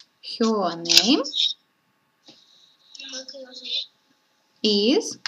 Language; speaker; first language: English; non-native, learner; Russian